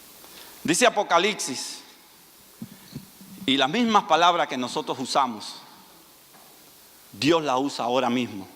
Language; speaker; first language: Spanish; native; Spanish